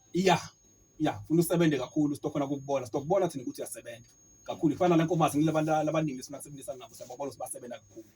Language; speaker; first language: Zulu; non-native, local second language; Swati